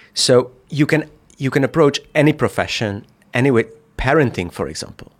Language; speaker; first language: English; non-native, fluent; Hungarian